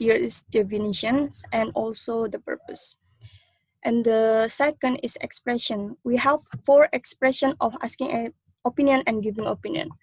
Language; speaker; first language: English; non-native, learner; Indonesian